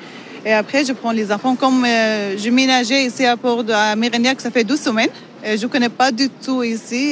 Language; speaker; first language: French; non-native, learner; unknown